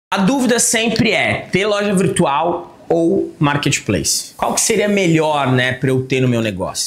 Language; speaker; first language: Portuguese; native; Portuguese